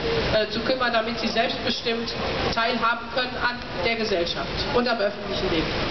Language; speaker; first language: German; native; German